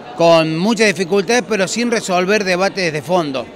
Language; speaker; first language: Spanish; native; Spanish